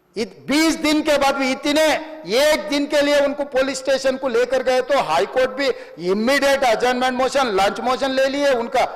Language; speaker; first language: Hindi; non-native, local second language; Telugu